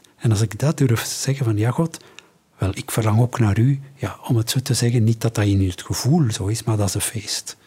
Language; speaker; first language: Dutch; native; Dutch